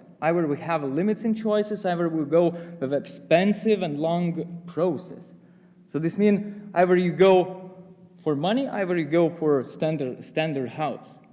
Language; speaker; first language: English; non-native, fluent; Lithuanian